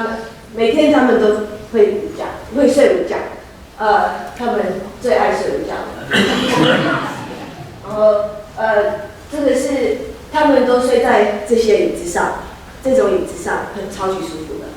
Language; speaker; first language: Chinese; early bilingual, heritage; Chinese